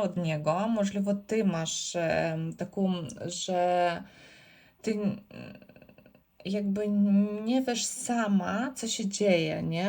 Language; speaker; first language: Polish; non-native, learner; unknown